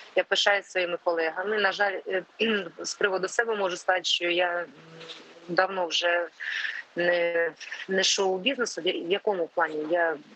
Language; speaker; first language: Ukrainian; non-native, local second language; Russian